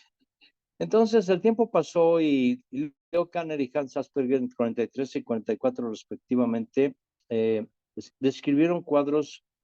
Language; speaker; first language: Spanish; native; Spanish